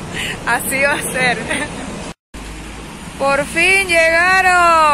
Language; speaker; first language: Spanish; native; Spanish